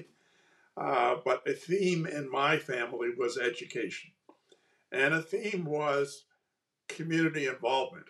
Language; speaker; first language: English; native; English